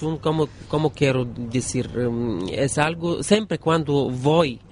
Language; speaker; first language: Spanish; non-native, learner; Bulgarian